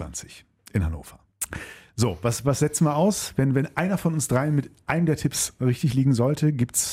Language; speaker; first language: German; native; German